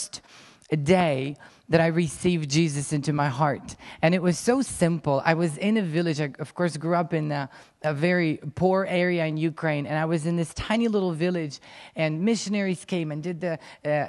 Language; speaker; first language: English; non-native, fluent; Ukrainian